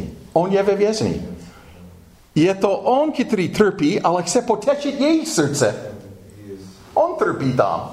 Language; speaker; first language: Czech; non-native, fluent; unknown